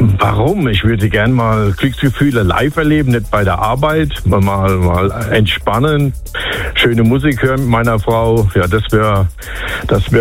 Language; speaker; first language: German; native; German